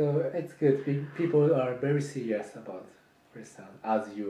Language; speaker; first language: English; non-native, fluent; Japanese